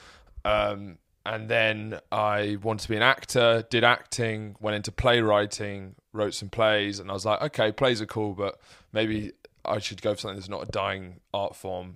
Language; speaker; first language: English; native; English